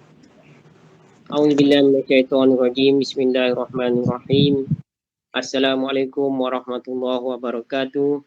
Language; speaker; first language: Malay; native; Malay